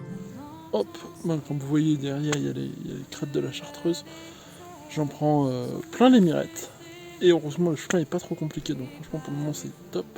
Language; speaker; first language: French; native; French